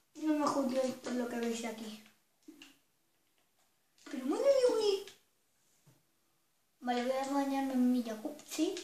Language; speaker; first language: Spanish; native; Spanish